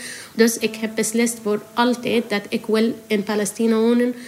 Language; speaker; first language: Dutch; non-native, learner; Arabic